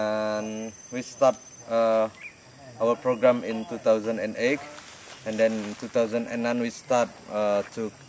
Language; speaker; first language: English; non-native, learner; Indonesian